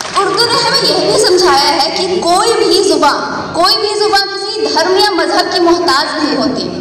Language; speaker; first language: Urdu; non-native, local second language; Hindi